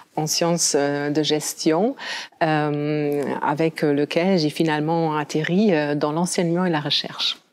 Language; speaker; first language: French; non-native, fluent; German